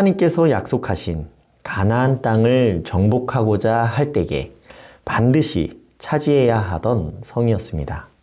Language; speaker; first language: Korean; native; Korean